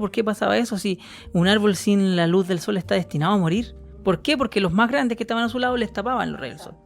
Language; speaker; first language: Spanish; native; Spanish